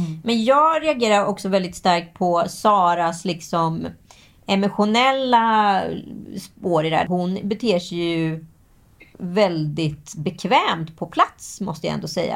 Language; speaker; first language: Swedish; native; Swedish